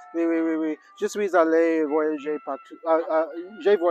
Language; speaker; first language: French; non-native, learner; English